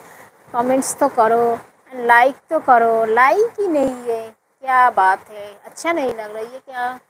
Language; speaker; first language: Hindi; non-native, local second language; Bangla